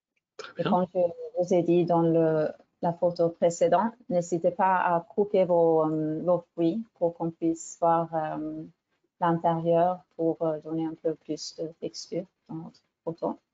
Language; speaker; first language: French; non-native, fluent; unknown